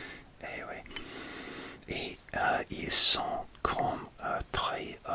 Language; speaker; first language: French; non-native, learner; English